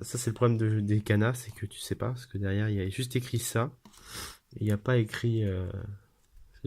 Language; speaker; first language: French; native; French